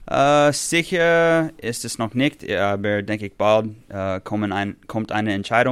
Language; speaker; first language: German; non-native, fluent; English